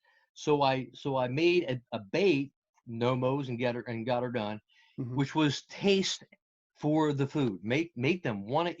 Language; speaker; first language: English; native; English